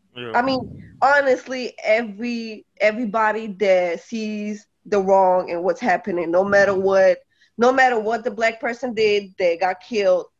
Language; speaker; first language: English; early bilingual, other home language; Polish